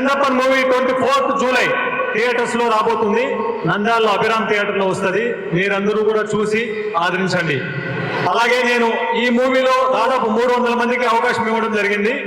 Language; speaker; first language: Telugu; native; Telugu